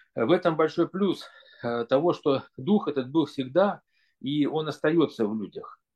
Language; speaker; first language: Russian; native; Russian